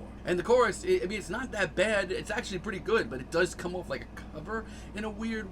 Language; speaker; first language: English; native; English